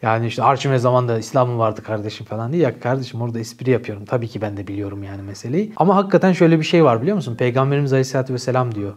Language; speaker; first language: Turkish; native; Turkish